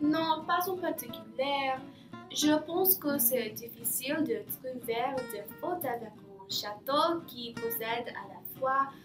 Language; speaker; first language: French; non-native, learner; English